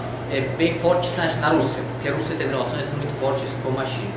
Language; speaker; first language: Portuguese; non-native, learner; Russian